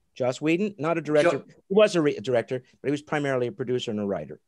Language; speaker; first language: English; native; English